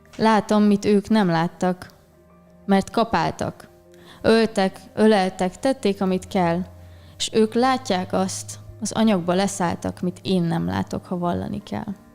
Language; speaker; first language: Hungarian; native; Hungarian